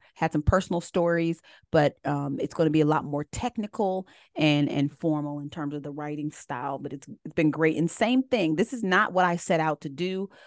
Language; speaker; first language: English; native; English